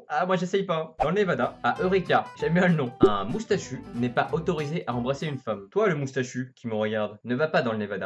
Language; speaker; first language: French; native; French